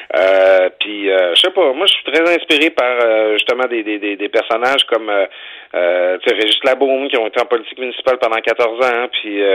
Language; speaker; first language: French; native; French